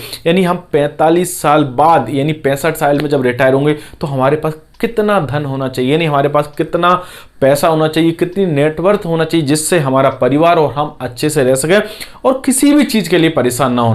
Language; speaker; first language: Hindi; native; Hindi